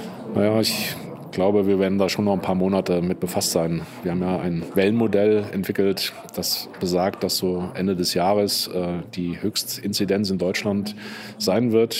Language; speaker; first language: German; native; German